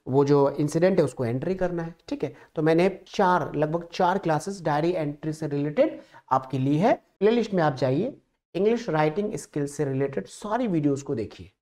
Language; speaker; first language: Hindi; native; Hindi